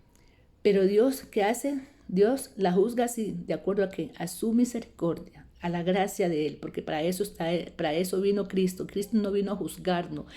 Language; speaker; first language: Spanish; native; Spanish